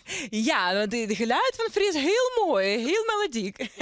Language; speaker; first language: Dutch; non-native, learner; Ukrainian